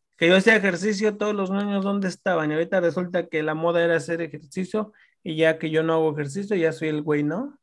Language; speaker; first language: Spanish; native; Spanish